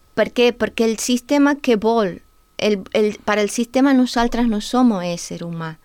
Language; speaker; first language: Catalan; non-native, fluent; Spanish